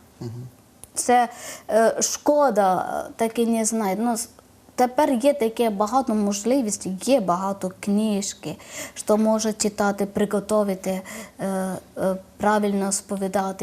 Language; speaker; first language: Ukrainian; non-native, learner; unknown